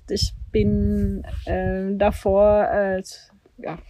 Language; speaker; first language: German; non-native, fluent; Swedish